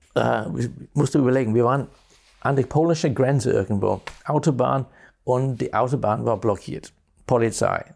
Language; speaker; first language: German; non-native, fluent; English